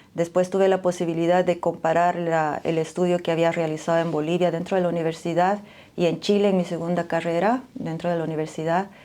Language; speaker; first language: Spanish; native; Spanish